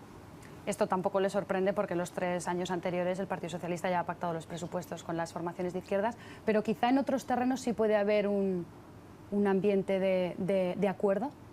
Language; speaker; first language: Spanish; native; Spanish